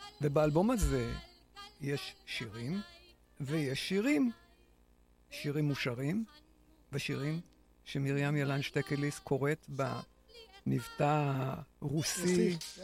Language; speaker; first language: Hebrew; native; Hebrew